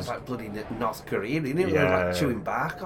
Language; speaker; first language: English; native; English